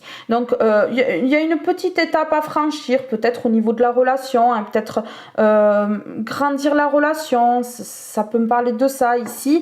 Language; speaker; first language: French; native; French